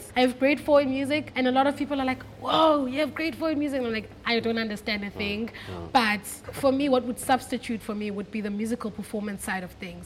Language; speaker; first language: English; non-native, local second language; Xhosa